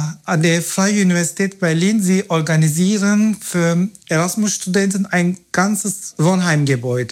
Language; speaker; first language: German; non-native, fluent; Turkish